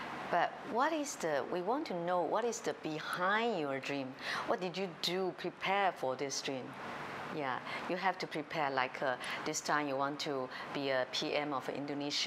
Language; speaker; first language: English; non-native, learner; Chinese